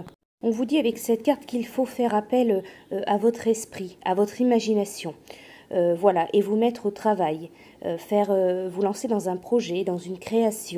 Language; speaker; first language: French; native; French